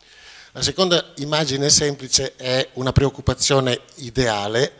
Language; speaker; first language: Italian; native; Italian